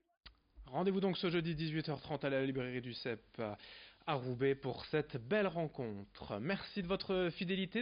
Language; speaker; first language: French; native; French